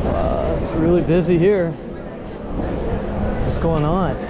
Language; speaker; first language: English; native; English